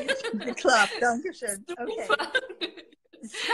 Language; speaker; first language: German; non-native, fluent; English